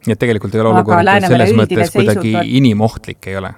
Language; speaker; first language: Estonian; native; Estonian